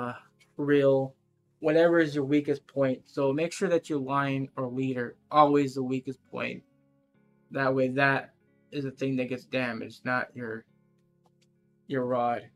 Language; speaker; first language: English; native; English